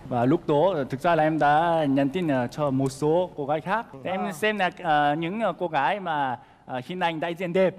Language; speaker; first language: Vietnamese; non-native, fluent; Korean